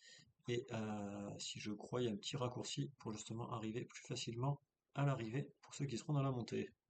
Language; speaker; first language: French; native; French